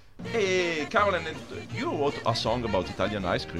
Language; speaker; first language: English; non-native, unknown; Italian